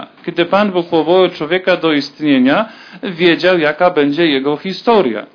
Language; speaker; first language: Polish; native; Polish